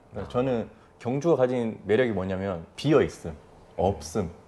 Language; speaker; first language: Korean; native; Korean